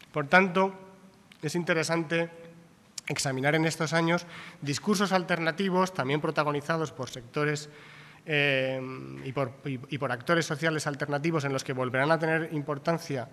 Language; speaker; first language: Spanish; native; Spanish